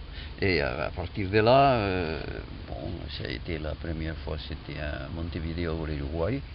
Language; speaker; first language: French; non-native, fluent; Catalan